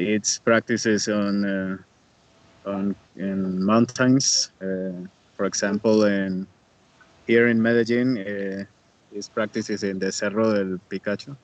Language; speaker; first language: English; non-native, learner; Spanish